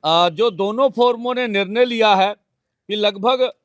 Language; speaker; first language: Hindi; non-native, local second language; Punjabi